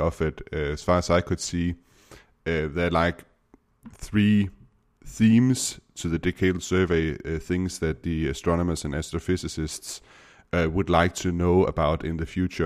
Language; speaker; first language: English; non-native, fluent; Danish